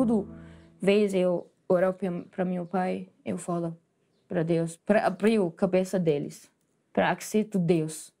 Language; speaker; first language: Portuguese; non-native, learner; Arabic